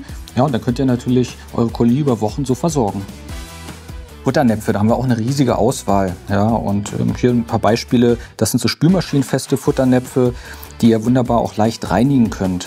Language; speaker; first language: German; native; German